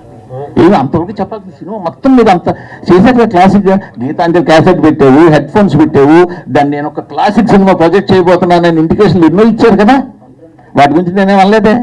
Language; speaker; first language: Telugu; native; Telugu